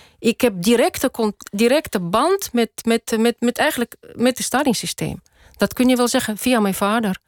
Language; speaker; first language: Dutch; non-native, fluent; Russian